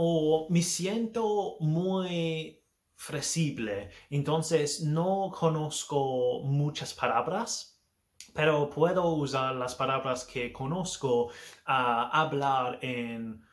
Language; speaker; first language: Spanish; non-native, learner; English